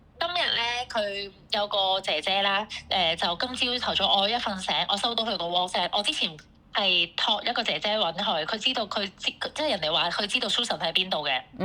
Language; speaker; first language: Cantonese; native; Cantonese